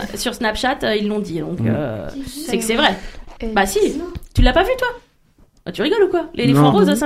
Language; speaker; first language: French; native; French